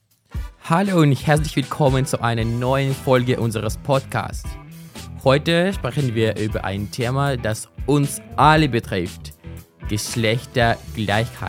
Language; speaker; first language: German; non-native, fluent; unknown